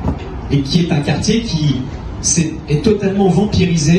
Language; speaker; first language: French; native; French